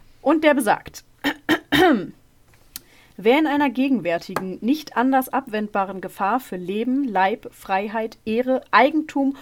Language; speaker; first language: German; native; German